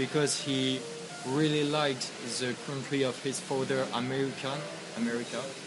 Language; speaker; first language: English; non-native, learner; French